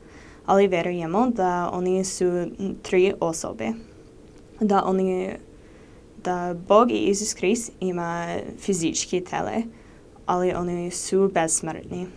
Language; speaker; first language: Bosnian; non-native, learner; English